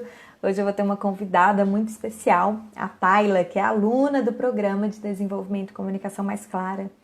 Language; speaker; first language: Portuguese; native; Portuguese